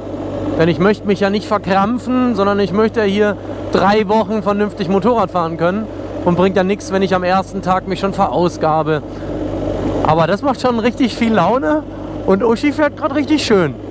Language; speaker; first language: German; native; German